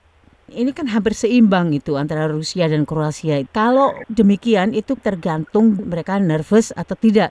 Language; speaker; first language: Indonesian; native; Indonesian